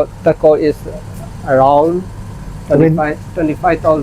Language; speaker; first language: English; non-native, learner; Thai